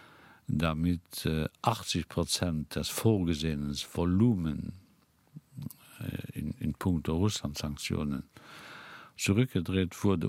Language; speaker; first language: German; non-native, local second language; Luxembourgish